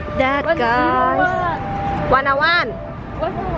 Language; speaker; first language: English; non-native, learner; Indonesian